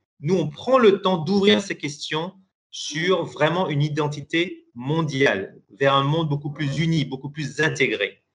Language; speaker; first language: French; non-native, local second language; Persian